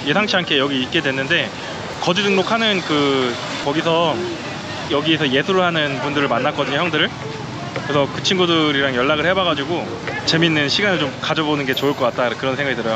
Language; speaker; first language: Korean; native; Korean